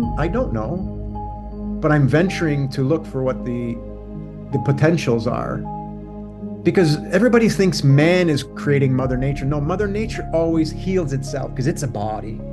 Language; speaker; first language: English; native; English